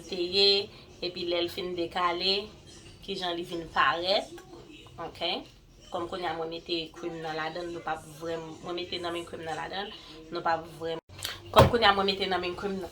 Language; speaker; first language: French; non-native, local second language; Haitian Creole